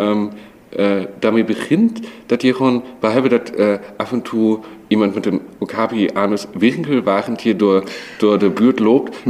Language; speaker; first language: German; non-native, learner; Dutch